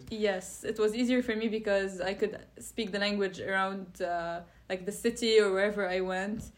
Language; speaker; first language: English; non-native, fluent; Arabic